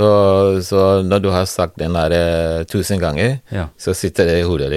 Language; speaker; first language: Norwegian; non-native, fluent; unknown